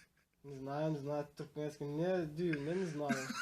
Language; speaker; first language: Russian; non-native, learner; Turkmen